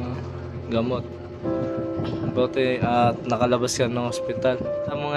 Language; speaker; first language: Filipino; non-native, local second language; Bikol